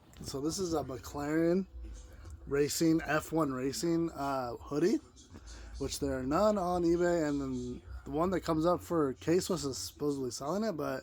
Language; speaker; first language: English; native; English